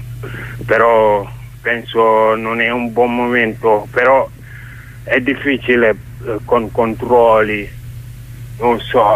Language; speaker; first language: Italian; non-native, learner; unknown